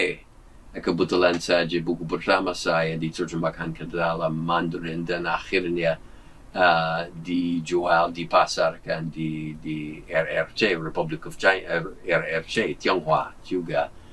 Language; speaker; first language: Indonesian; non-native, fluent; English